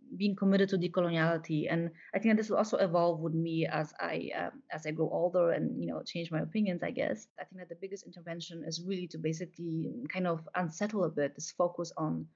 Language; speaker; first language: English; non-native, fluent; Polish